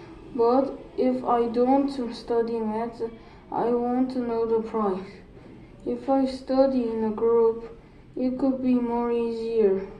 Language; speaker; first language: English; non-native, learner; Korean